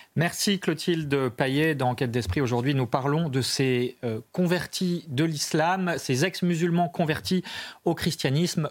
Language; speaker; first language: French; native; French